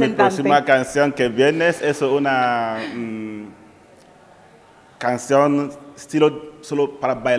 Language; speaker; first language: Spanish; non-native, learner; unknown